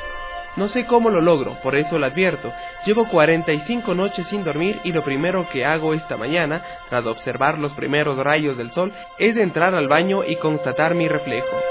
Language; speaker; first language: Spanish; native; Spanish